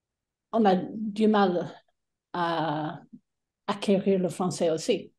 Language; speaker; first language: French; non-native, fluent; English